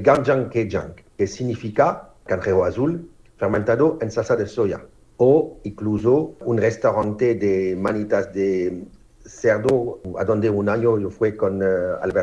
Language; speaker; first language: Spanish; non-native, fluent; French